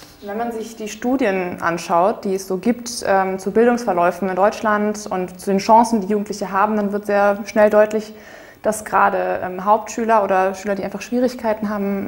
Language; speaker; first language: German; native; German